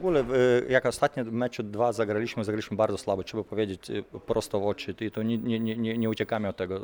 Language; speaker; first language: Polish; non-native, fluent; Lithuanian